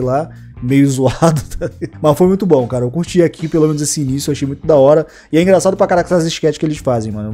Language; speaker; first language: Portuguese; native; Portuguese